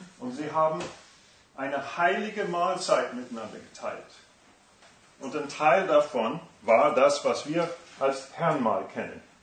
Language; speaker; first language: German; non-native, fluent; English